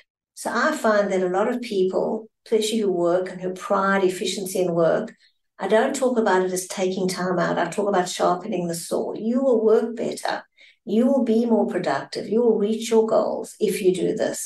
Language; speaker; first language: English; native; English